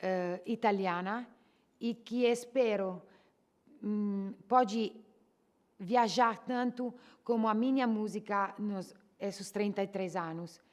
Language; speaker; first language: Portuguese; non-native, learner; Italian